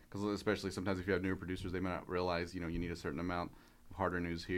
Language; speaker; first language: English; native; English